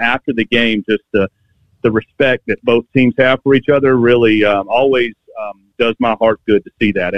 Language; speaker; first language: English; native; English